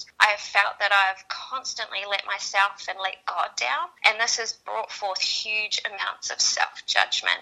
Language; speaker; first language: English; native; English